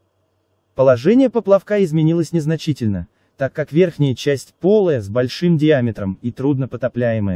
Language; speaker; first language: Russian; native; Russian